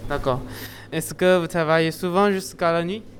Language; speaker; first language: French; non-native, learner; Chinese